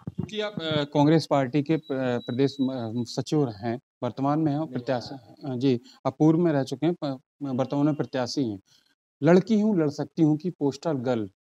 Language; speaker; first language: Hindi; native; Hindi